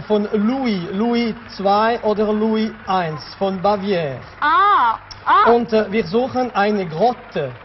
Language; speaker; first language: German; non-native, local second language; French